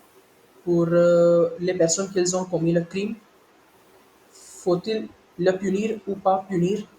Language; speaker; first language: French; non-native, learner; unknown